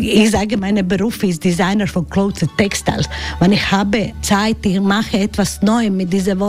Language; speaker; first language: German; non-native, learner; Croatian